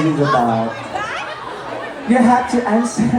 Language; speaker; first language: English; non-native, learner; Thai